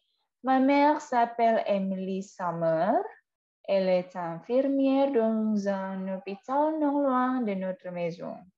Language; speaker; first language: French; non-native, fluent; Indonesian